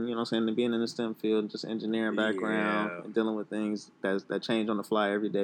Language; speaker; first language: English; native; English